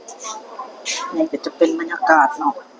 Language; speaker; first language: Thai; non-native, local second language; Northeastern Thai